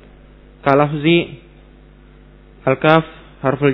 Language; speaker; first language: Arabic; non-native, learner; Indonesian